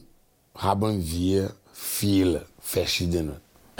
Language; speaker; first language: German; non-native, learner; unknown